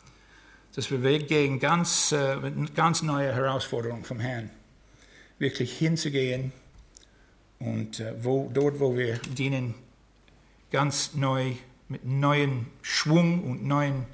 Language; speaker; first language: German; non-native, fluent; English